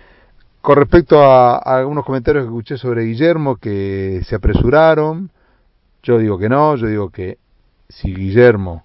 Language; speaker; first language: Spanish; native; Spanish